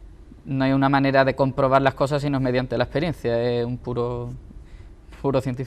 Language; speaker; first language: Spanish; native; Spanish